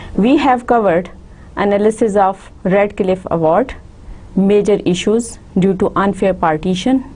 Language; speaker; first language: English; non-native, local second language; Urdu